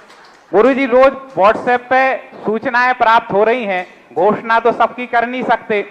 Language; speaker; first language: Hindi; native; Hindi